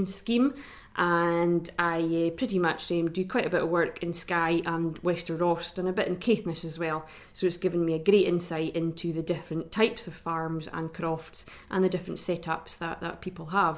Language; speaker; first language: English; native; English